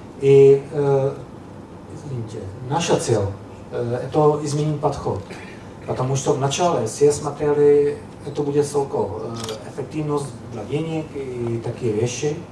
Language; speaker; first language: Russian; non-native, learner; Czech